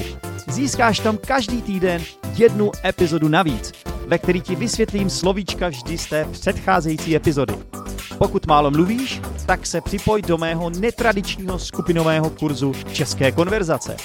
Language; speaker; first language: Czech; native; Czech